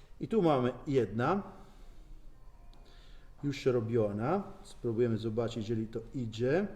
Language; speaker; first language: Polish; non-native, learner; Italian